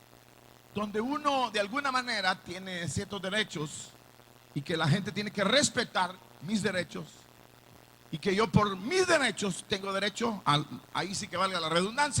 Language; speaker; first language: Spanish; native; Spanish